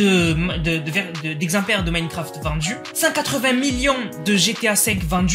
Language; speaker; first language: French; native; French